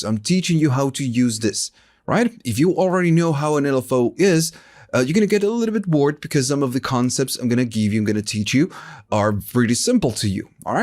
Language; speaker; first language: English; non-native, fluent; Spanish